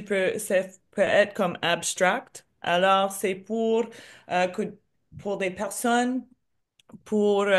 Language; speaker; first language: French; non-native, learner; English